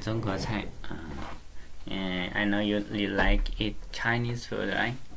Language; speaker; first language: English; non-native, learner; Chinese